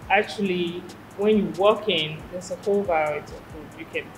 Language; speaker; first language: English; non-native, fluent; French